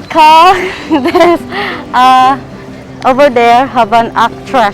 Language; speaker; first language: English; non-native, learner; Filipino